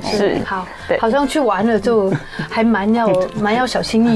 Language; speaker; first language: Chinese; native; Chinese